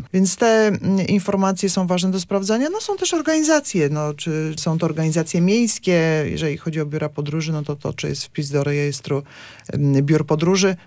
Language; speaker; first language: Polish; native; Polish